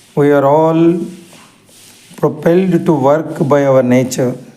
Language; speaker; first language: English; non-native, local second language; Telugu